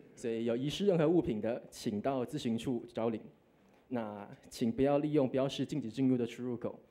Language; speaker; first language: Chinese; native; Chinese